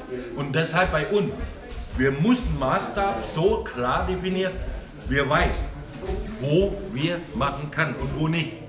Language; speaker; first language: German; non-native, learner; Thai